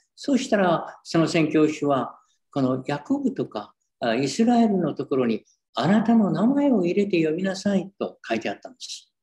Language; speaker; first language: Japanese; native; Japanese